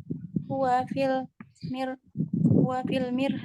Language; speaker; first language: Arabic; non-native, learner; Indonesian